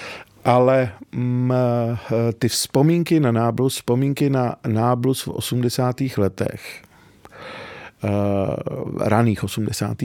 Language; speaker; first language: Czech; early bilingual, other home language; Arabic